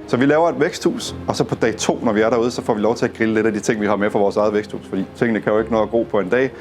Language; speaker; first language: Danish; native; Danish